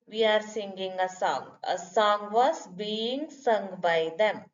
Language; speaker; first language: English; non-native, local second language; Kannada